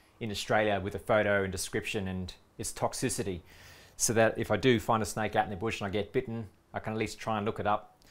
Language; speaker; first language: English; native; English